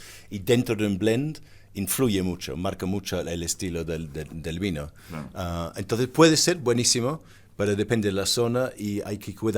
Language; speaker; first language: Spanish; non-native, fluent; English